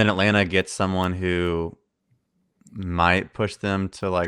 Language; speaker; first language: English; native; English